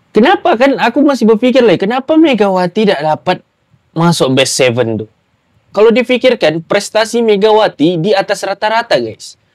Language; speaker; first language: Malay; native; Malay